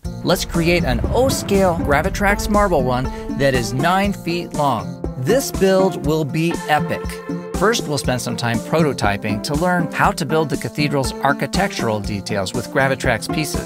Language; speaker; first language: English; native; English